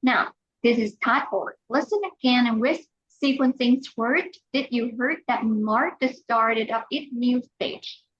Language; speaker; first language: English; non-native, fluent; Vietnamese